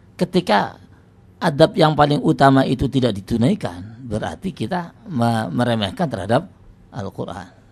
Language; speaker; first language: Indonesian; non-native, local second language; Javanese